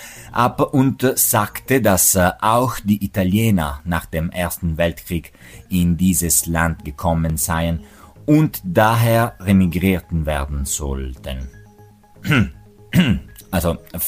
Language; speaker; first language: German; non-native, local second language; Italian